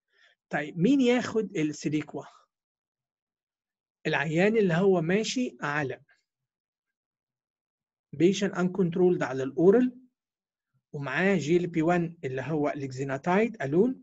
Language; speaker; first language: Arabic; native; Arabic